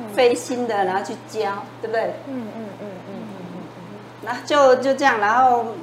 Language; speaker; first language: Chinese; non-native, fluent; Vietnamese